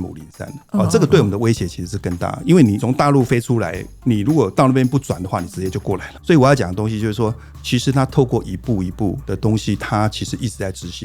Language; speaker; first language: Chinese; native; Chinese